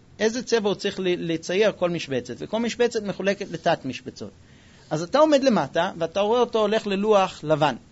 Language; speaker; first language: Hebrew; non-native, fluent; English